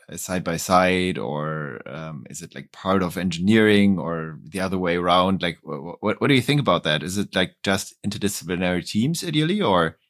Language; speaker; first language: English; non-native, fluent; German